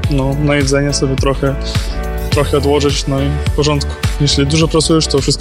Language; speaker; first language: Polish; non-native, learner; Ukrainian